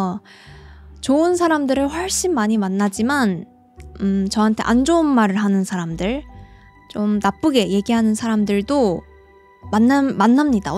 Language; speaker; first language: Korean; native; Korean